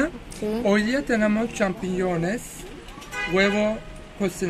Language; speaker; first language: Spanish; non-native, fluent; Turkish